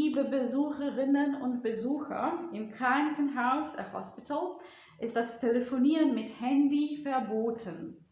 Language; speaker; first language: German; non-native, fluent; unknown